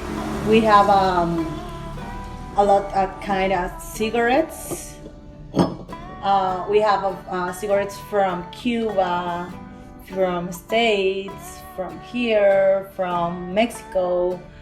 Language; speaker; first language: English; non-native, learner; Spanish